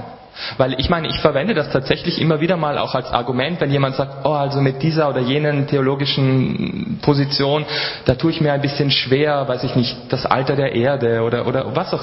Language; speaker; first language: German; native; German